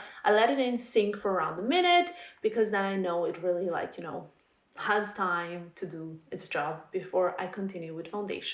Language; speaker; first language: English; non-native, fluent; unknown